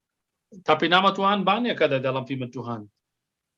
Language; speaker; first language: Indonesian; non-native, fluent; Arabic